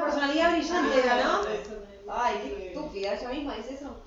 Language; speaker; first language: Spanish; native; Spanish